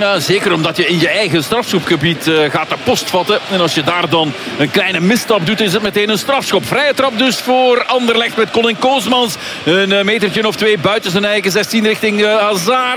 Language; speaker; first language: Dutch; native; Dutch